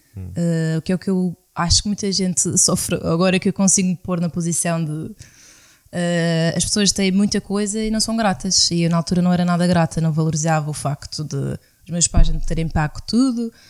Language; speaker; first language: Portuguese; native; Portuguese